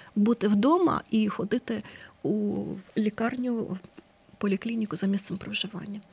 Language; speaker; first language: Ukrainian; native; Ukrainian